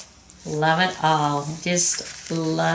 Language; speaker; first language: English; native; English